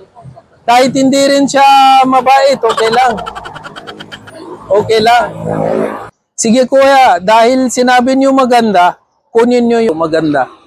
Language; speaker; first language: Filipino; non-native, learner; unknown